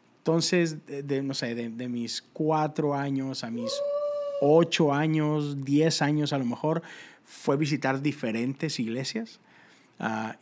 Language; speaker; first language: Spanish; native; Spanish